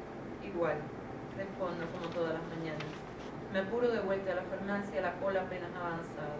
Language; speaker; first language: Spanish; native; Spanish